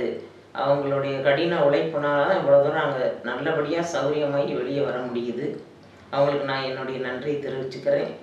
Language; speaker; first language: Tamil; native; Tamil